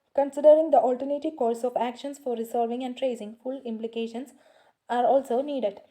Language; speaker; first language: English; non-native, local second language; Malayalam